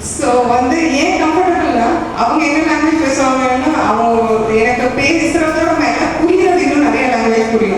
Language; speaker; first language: Tamil; early bilingual, other home language; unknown